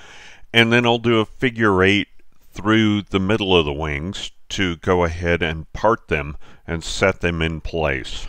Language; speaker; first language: English; native; English